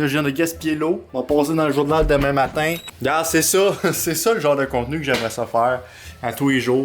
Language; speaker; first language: French; native; French